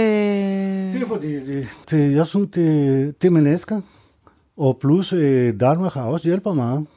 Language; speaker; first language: Danish; non-native, learner; Spanish